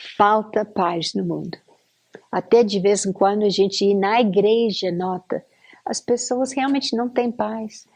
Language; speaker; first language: Portuguese; non-native, fluent; English